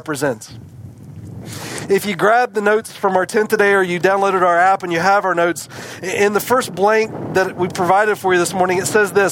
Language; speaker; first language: English; native; English